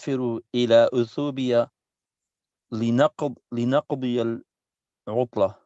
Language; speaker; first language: Arabic; non-native, learner; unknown